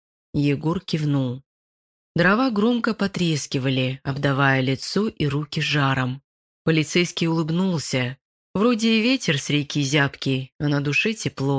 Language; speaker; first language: Russian; native; Russian